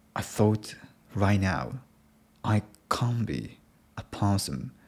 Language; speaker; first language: English; non-native, learner; Japanese